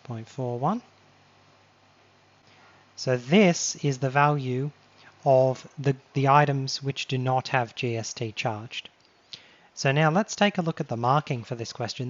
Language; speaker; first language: English; native; English